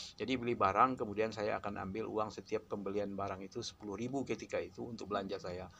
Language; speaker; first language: Indonesian; non-native, local second language; Minangkabau